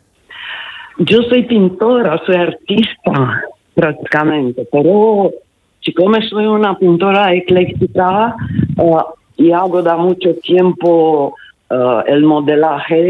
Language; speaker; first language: Spanish; non-native, learner; Romanian